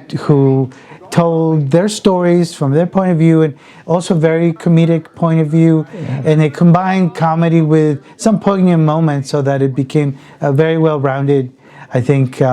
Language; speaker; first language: English; early bilingual, other home language; Spanish